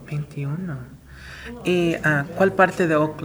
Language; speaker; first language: Spanish; early bilingual, heritage; Spanish